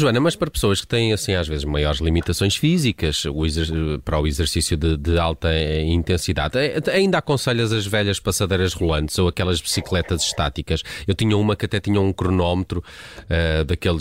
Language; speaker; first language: Portuguese; native; Portuguese